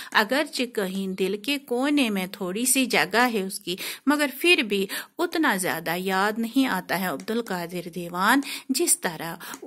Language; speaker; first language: Urdu; non-native, local second language; Kashmiri